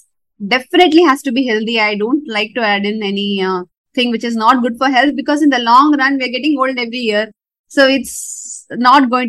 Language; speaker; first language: English; non-native, local second language; Tamil